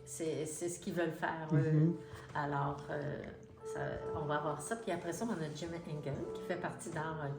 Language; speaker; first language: French; native; French